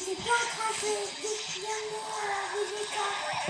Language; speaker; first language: French; native; French